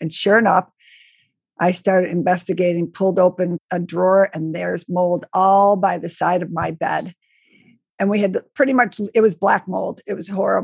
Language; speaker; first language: English; native; English